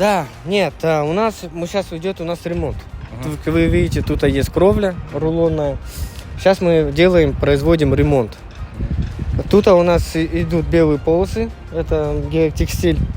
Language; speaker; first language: Russian; native; Russian